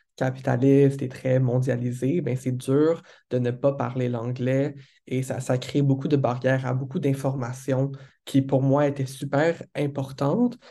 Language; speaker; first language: French; native; French